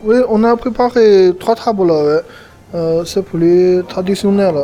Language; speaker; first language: French; non-native, learner; Chinese